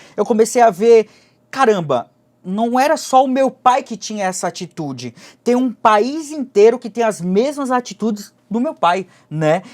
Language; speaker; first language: Portuguese; early bilingual, other home language; Japanese